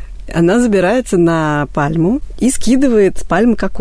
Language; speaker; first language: Russian; native; Russian